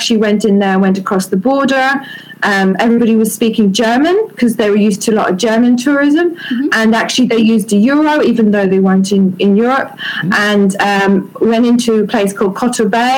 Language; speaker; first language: English; native; English